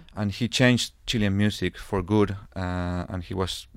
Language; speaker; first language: English; non-native, fluent; Spanish